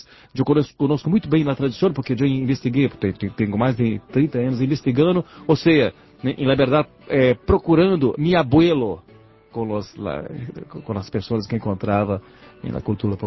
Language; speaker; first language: Spanish; non-native, learner; Portuguese